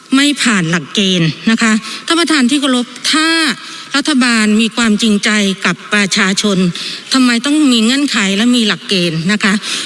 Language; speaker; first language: Thai; native; Thai